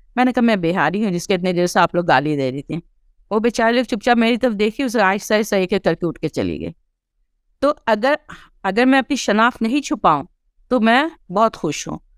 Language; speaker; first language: Urdu; early bilingual, heritage; Urdu